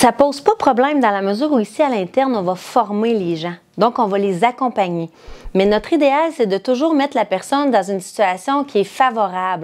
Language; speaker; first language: French; native; French